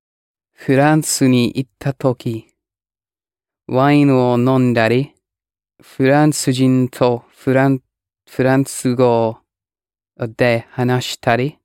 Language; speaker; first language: Japanese; non-native, learner; English